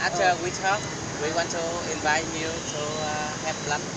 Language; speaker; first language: English; non-native, learner; Vietnamese